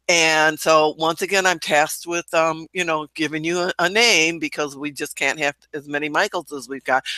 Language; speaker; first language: English; native; English